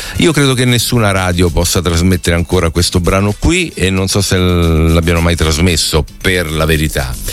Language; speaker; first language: Italian; native; Italian